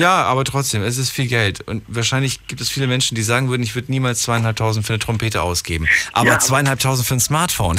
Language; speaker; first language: German; native; German